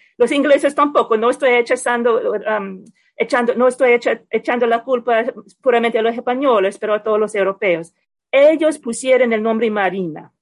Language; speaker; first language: Spanish; non-native, fluent; English